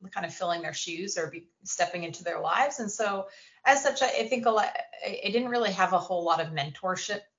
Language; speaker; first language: English; native; English